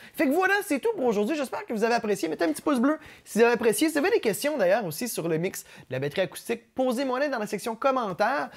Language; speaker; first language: French; native; French